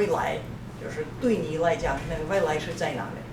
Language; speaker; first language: Chinese; non-native, fluent; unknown